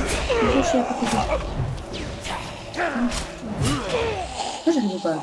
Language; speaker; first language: French; native; French